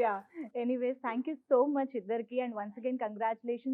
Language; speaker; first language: Telugu; native; Telugu